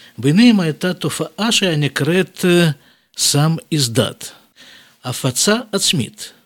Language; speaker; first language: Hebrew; non-native, fluent; Russian